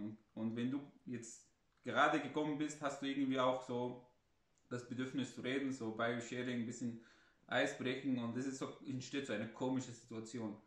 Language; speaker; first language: German; non-native, fluent; Arabic